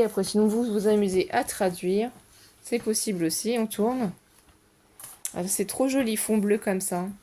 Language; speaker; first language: French; native; French